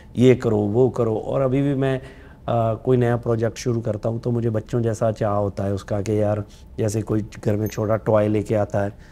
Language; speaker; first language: Hindi; non-native, local second language; Punjabi